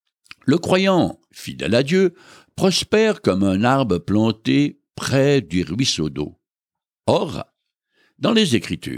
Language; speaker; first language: French; native; French